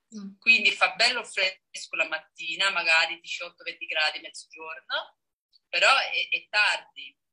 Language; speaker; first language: Italian; non-native, fluent; Danish